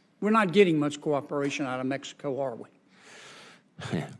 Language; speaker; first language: English; native; English